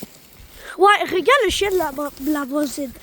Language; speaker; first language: French; native; French